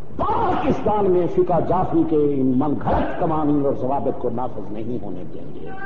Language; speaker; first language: Urdu; non-native, local second language; Saraiki